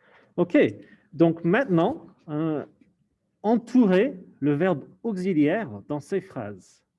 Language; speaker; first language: French; non-native, fluent; English